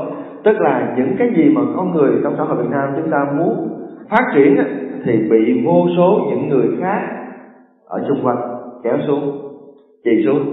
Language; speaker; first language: Vietnamese; native; Vietnamese